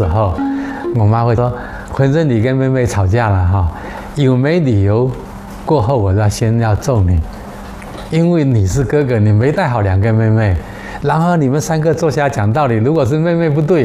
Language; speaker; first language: Chinese; native; Chinese